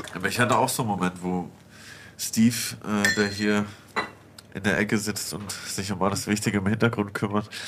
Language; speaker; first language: German; native; German